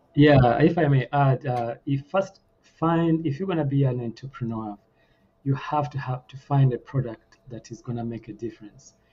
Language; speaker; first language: English; non-native, local second language; Ganda